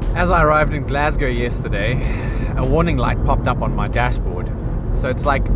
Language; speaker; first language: English; native; English